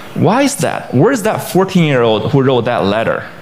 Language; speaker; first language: English; non-native, fluent; Chinese